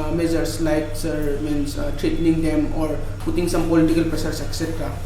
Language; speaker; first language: English; non-native, local second language; Assamese